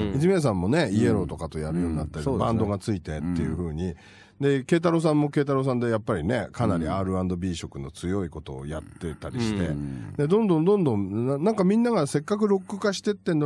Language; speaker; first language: Japanese; native; Japanese